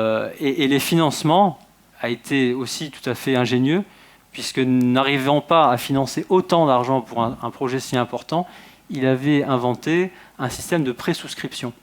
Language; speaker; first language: French; native; French